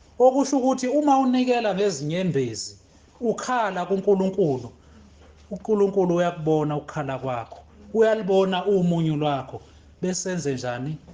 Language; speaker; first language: Zulu; native; Zulu